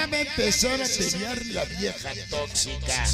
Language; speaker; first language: Spanish; native; Spanish